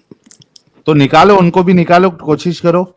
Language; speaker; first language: Hindi; native; Hindi